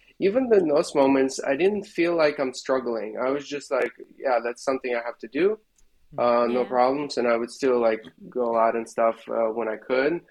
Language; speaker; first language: English; non-native, fluent; Russian